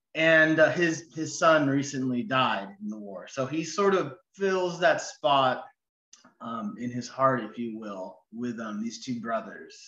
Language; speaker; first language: English; native; English